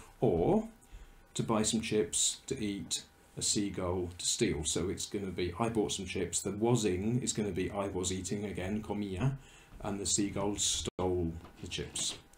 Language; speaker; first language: English; native; English